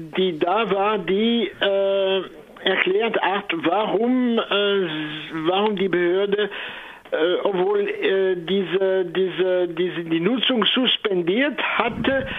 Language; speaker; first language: German; non-native, local second language; French